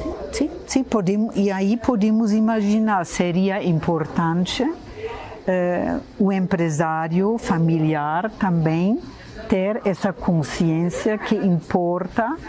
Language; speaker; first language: Portuguese; non-native, fluent; German